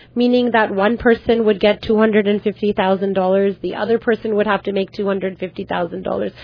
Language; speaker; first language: English; early bilingual, other home language; Punjabi